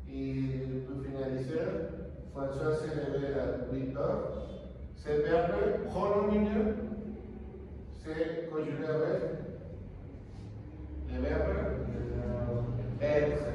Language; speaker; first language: French; non-native, learner; Spanish